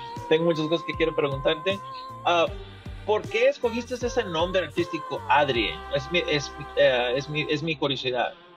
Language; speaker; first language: Spanish; native; Spanish